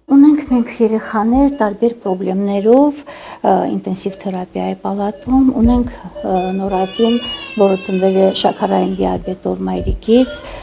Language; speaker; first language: Armenian; native; Armenian